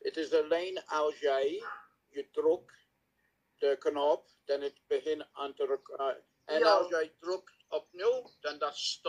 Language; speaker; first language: Dutch; non-native, learner; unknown